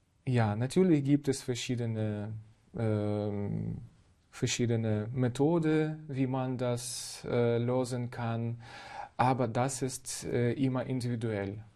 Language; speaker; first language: German; non-native, fluent; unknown